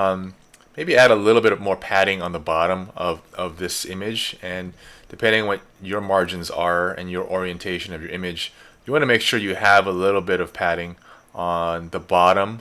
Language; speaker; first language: English; native; English